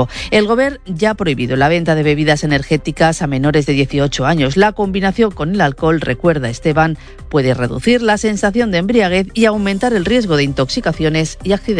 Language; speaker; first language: Spanish; native; Spanish